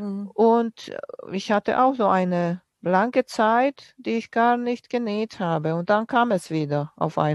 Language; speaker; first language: German; native; German